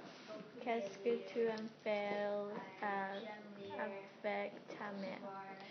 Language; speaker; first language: French; non-native, learner; English